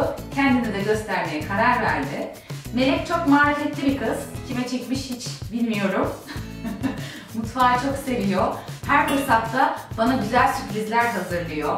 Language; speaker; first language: Turkish; native; Turkish